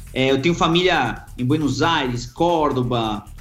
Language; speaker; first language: Portuguese; early bilingual, other home language; Spanish